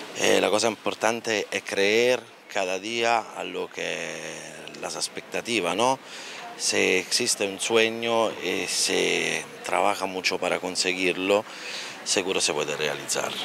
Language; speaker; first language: Spanish; non-native, learner; Italian